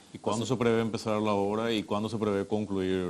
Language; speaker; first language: Spanish; native; Spanish